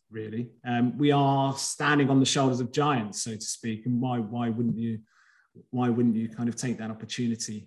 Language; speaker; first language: English; native; English